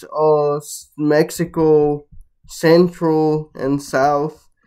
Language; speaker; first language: English; non-native, fluent; Spanish